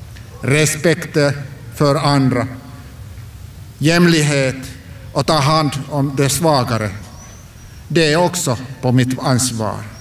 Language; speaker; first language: Swedish; non-native, local second language; Finnish